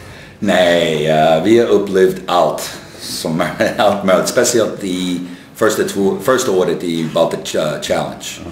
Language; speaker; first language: Swedish; non-native, fluent; English